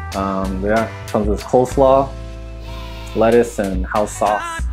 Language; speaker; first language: English; native; English